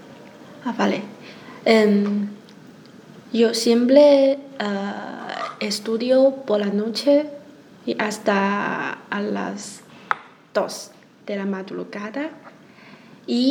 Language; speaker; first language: Spanish; non-native, learner; Chinese